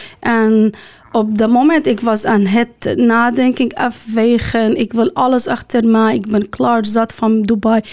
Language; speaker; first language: Dutch; non-native, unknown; Arabic